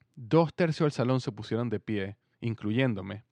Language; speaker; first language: Spanish; native; Spanish